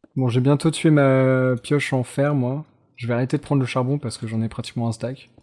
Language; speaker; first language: French; native; French